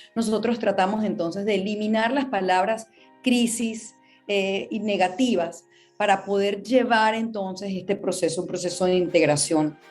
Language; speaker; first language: Spanish; native; Spanish